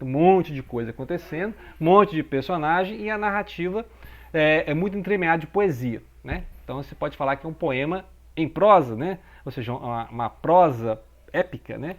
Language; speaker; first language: Portuguese; native; Portuguese